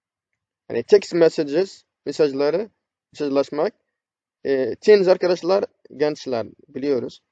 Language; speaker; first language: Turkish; non-native, fluent; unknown